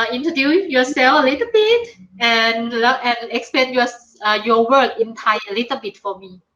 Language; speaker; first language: English; non-native, learner; Thai